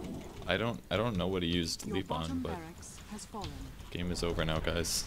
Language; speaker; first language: English; native; English